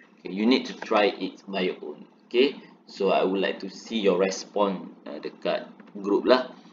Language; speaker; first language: English; non-native, local second language; Malay